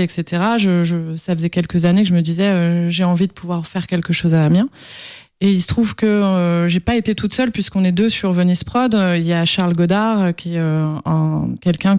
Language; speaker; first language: French; native; French